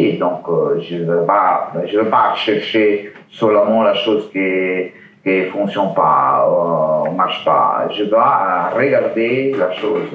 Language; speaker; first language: French; non-native, learner; Italian